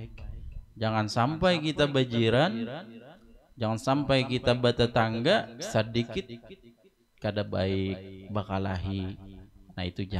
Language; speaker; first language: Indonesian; non-native, local second language; Banjar